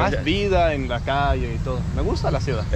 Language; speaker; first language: Spanish; non-native, learner; Danish